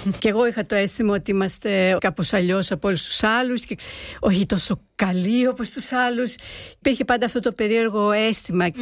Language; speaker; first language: Greek; early bilingual, heritage; Greek